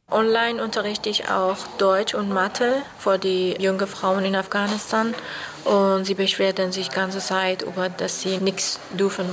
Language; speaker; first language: German; non-native, learner; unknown